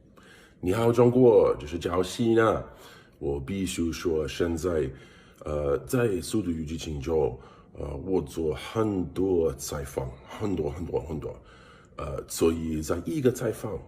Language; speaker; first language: Chinese; non-native, learner; English